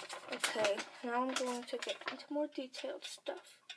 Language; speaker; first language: English; native; English